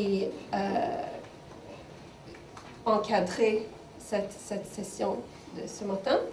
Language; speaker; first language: French; non-native, fluent; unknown